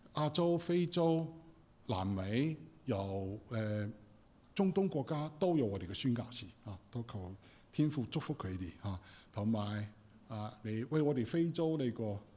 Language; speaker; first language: Cantonese; non-native, fluent; Chinese